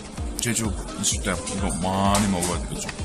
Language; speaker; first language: Korean; non-native, learner; English